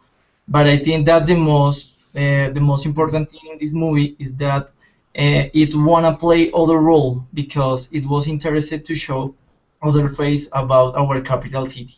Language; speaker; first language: English; non-native, learner; Spanish